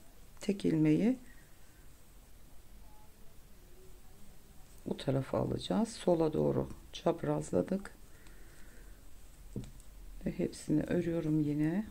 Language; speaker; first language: Turkish; native; Turkish